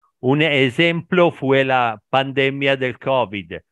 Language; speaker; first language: Spanish; non-native, learner; Italian